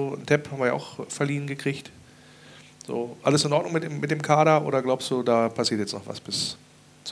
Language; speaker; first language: German; native; German